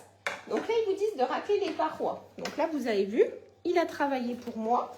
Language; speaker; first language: French; native; French